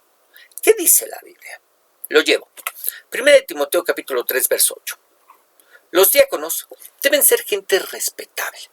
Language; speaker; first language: Spanish; native; Spanish